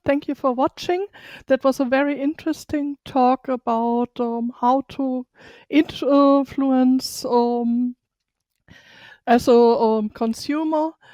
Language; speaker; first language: English; non-native, fluent; German